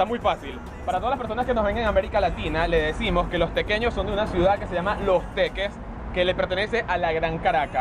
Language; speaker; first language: Spanish; native; Spanish